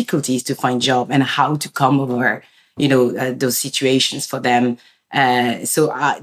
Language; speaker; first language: English; non-native, fluent; French